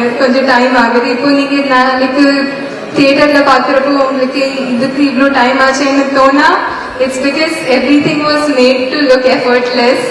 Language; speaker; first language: Tamil; non-native, learner; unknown